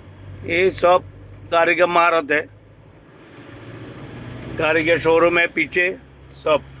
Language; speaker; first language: Hindi; non-native, learner; Bangla